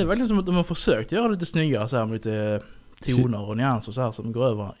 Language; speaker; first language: Swedish; native; Swedish